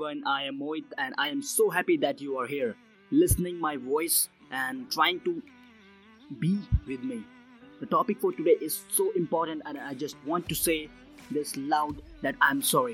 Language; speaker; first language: English; non-native, local second language; Hindi